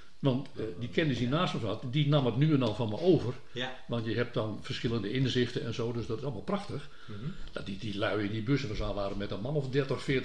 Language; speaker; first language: Dutch; native; Dutch